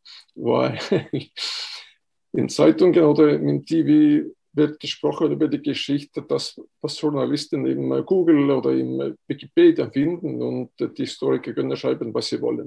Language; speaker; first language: German; non-native, fluent; Estonian